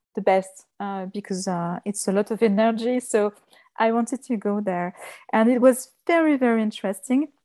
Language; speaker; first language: English; non-native, learner; French